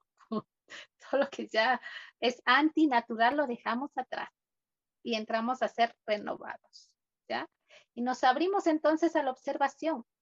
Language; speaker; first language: Spanish; native; Spanish